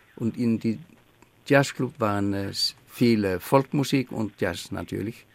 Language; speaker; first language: German; non-native, learner; Faroese